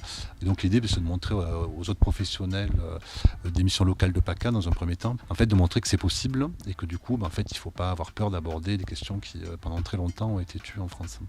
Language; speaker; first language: French; native; French